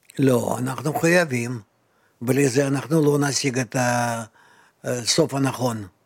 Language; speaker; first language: Hebrew; non-native, fluent; Russian